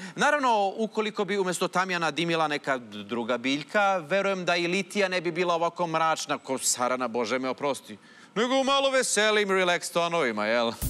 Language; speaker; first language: Serbian; native; Serbian